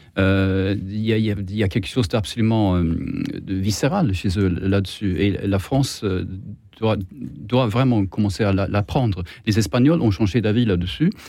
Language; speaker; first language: French; non-native, fluent; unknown